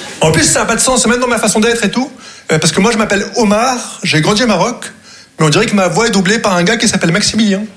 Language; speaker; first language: French; non-native, local second language; Arabic